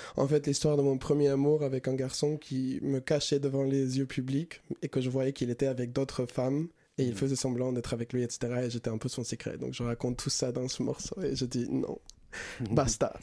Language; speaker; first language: French; non-native, fluent; Spanish